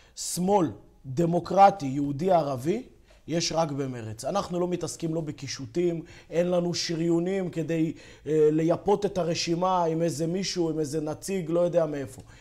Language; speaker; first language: Hebrew; native; Hebrew